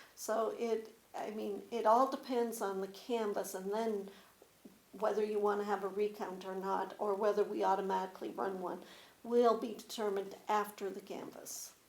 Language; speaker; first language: English; native; English